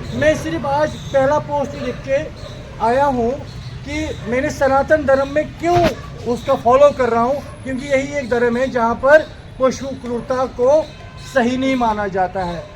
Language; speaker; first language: Hindi; non-native, local second language; Kashmiri